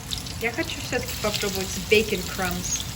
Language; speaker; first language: Russian; early bilingual, other home language; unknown